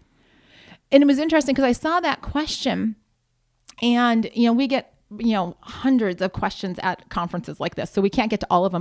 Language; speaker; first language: English; native; English